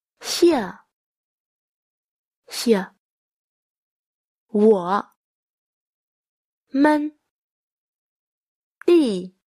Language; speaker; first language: Chinese; non-native, fluent; Vietnamese